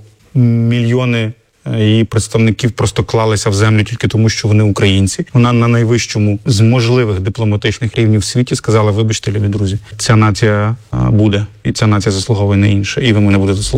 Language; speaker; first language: Ukrainian; native; Ukrainian